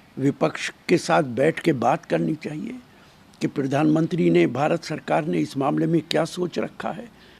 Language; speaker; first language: Hindi; native; Hindi